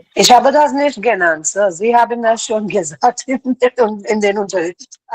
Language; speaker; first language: German; non-native, learner; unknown